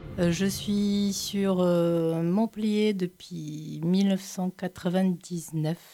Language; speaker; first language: French; non-native, fluent; Portuguese